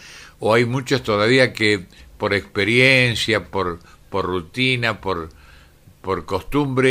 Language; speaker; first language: Spanish; native; Spanish